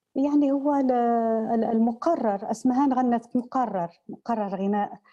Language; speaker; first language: Arabic; native; Arabic